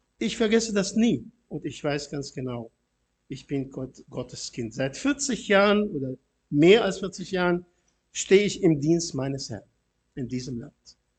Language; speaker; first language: German; non-native, fluent; Arabic